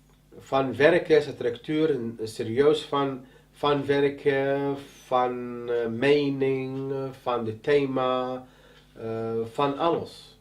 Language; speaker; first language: Dutch; non-native, learner; Arabic